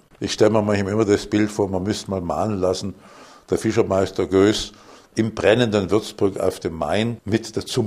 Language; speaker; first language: German; native; German